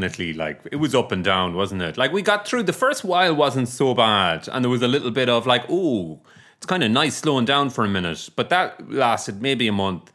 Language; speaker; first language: English; native; English